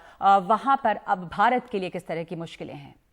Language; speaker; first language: Hindi; native; Hindi